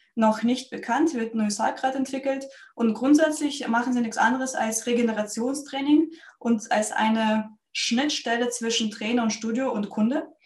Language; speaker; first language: German; non-native, fluent; Russian